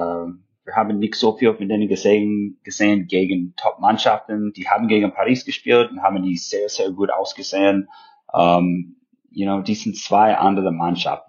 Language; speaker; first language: German; non-native, fluent; English